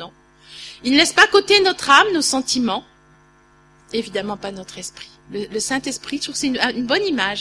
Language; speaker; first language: French; native; French